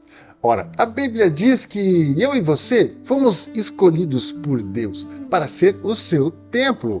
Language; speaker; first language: Portuguese; native; Portuguese